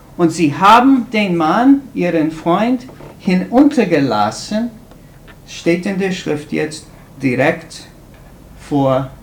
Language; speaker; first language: German; non-native, fluent; English